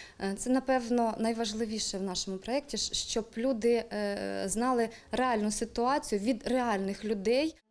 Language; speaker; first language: Ukrainian; native; Ukrainian